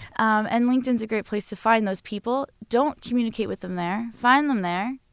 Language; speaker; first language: English; native; English